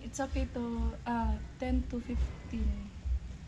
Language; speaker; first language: English; non-native, local second language; Filipino